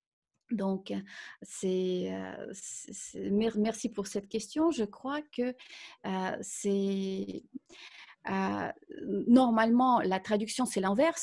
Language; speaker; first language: French; non-native, fluent; Russian